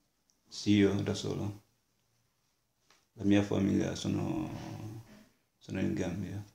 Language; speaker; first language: Italian; non-native, learner; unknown